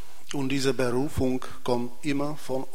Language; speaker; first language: German; non-native, fluent; Czech